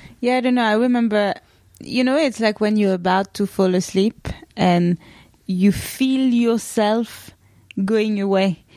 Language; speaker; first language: English; non-native, fluent; French